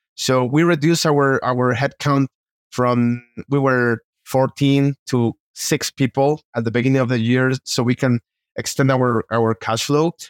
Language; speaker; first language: English; non-native, fluent; Spanish